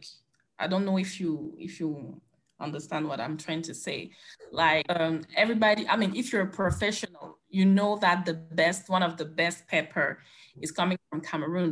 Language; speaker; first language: English; non-native, local second language; French